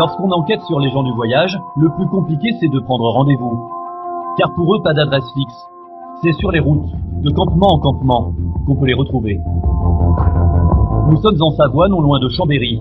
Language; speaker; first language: French; native; French